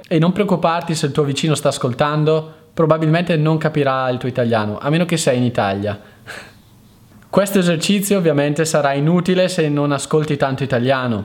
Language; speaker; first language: Italian; native; Italian